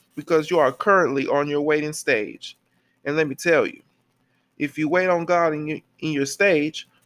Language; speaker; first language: English; native; English